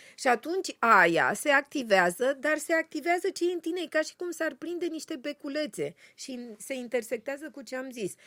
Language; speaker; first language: Romanian; native; Romanian